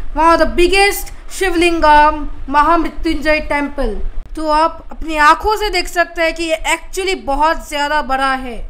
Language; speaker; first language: Hindi; non-native, local second language; Assamese